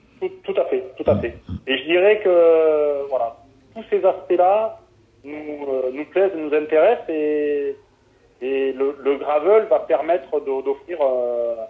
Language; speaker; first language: French; native; French